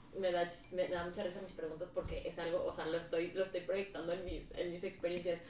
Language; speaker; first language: Spanish; early bilingual, heritage; Spanish